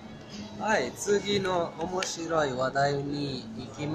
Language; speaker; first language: Japanese; non-native, fluent; Persian